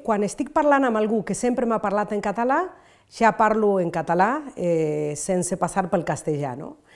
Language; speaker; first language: Catalan; non-native, fluent; Spanish